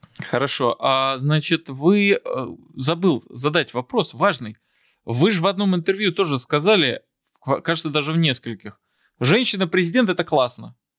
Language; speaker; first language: Russian; native; Russian